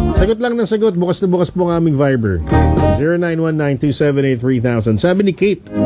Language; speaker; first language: Filipino; native; Filipino